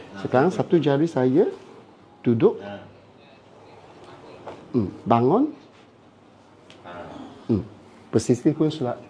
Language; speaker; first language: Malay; non-native, local second language; Cantonese